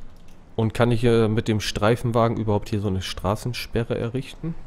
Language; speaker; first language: German; native; German